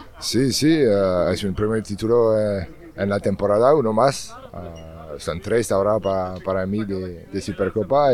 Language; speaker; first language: Spanish; non-native, learner; French